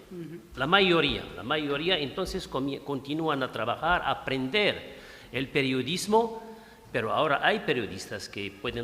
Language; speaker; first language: Spanish; non-native, fluent; Arabic